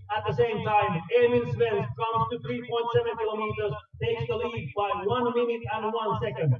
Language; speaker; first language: English; non-native, fluent; Finnish